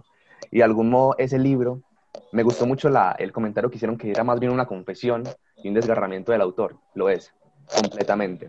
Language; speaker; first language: Spanish; native; Spanish